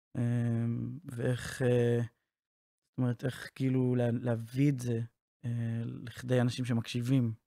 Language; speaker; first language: Hebrew; native; Hebrew